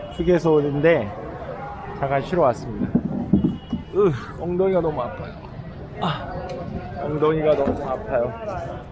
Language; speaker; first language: Korean; native; Korean